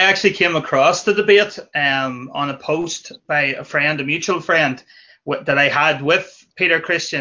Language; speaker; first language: English; native; English